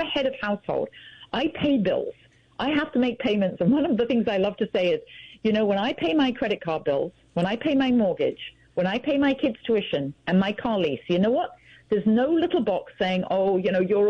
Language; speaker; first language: English; native; English